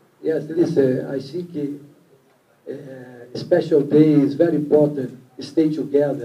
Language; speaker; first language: English; non-native, learner; Portuguese